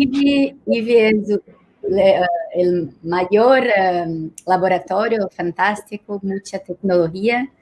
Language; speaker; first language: Spanish; non-native, learner; Portuguese